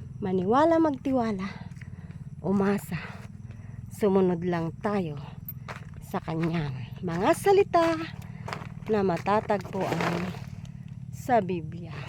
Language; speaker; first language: Filipino; non-native, local second language; Iloko